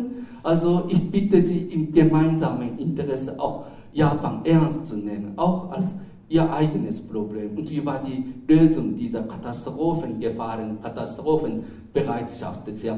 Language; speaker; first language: German; non-native, fluent; Japanese